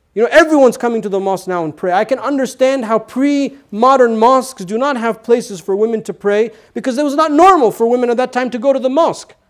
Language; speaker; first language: English; native; English